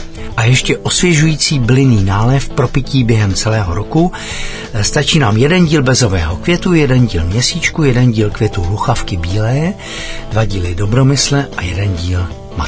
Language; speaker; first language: Czech; native; Czech